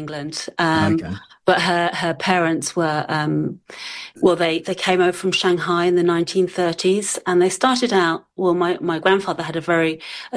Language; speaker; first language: English; native; English